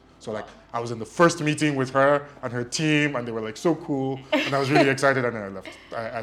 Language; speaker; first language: English; non-native, local second language; Yoruba